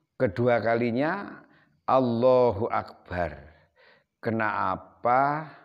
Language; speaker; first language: Indonesian; non-native, local second language; Javanese